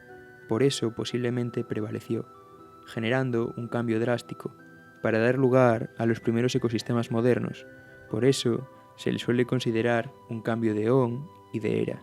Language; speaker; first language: Spanish; native; Spanish